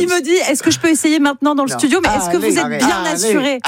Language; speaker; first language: French; native; French